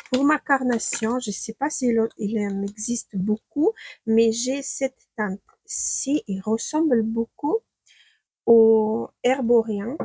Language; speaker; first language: French; non-native, fluent; Ukrainian